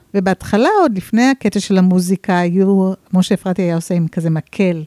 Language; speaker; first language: Hebrew; non-native, fluent; English